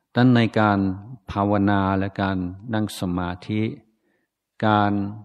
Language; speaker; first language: Thai; non-native, fluent; English